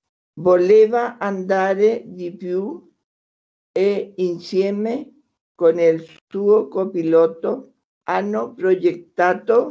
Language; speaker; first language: Italian; non-native, learner; Spanish